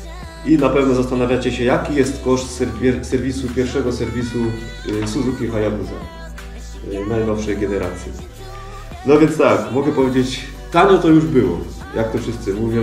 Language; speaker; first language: Polish; native; Polish